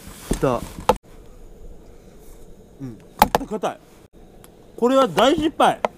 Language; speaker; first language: Japanese; native; Japanese